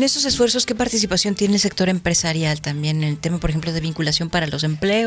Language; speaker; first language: Spanish; native; Spanish